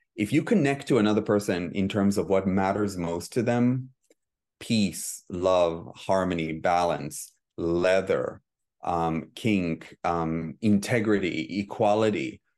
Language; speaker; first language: English; early bilingual, heritage; Hebrew